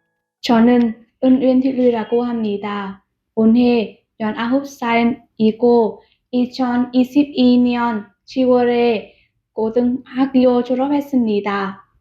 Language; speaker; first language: Korean; non-native, learner; Vietnamese